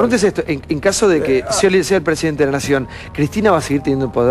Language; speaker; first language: Spanish; native; Spanish